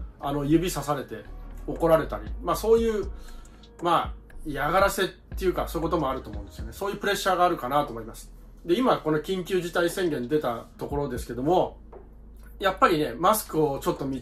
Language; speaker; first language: Japanese; native; Japanese